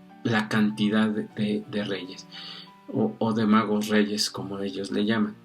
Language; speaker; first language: Spanish; native; Spanish